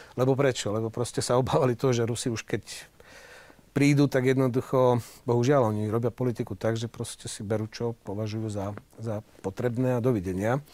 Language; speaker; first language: Slovak; native; Slovak